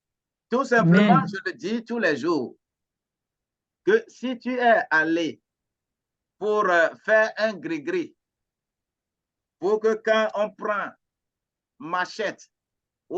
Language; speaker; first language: French; non-native, local second language; Ewe